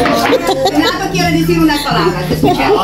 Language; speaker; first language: Spanish; native; Spanish